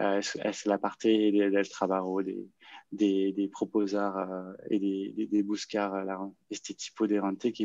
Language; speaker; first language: Spanish; non-native, learner; French